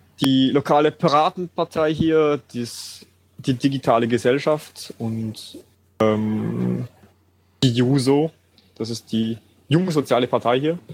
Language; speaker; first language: German; native; German